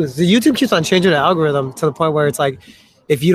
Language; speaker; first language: English; early bilingual, other home language; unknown